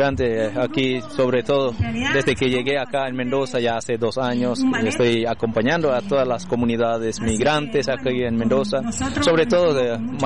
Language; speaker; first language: Spanish; non-native, fluent; Indonesian